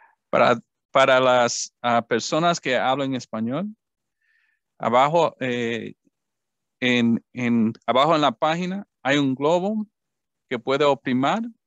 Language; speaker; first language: Spanish; non-native, learner; English